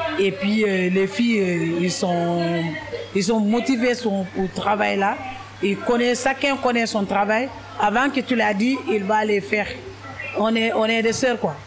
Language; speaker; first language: French; non-native, local second language; Wolof